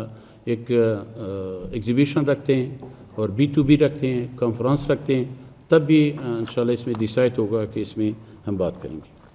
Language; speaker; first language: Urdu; non-native, fluent; Persian